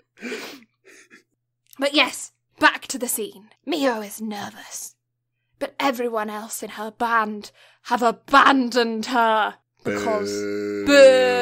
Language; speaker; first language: English; native; English